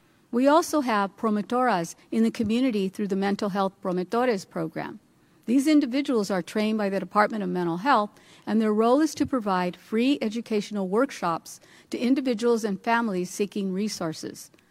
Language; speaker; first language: English; early bilingual, other home language; Spanish